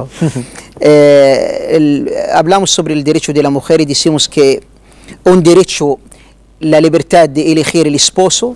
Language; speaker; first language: Spanish; non-native, learner; Arabic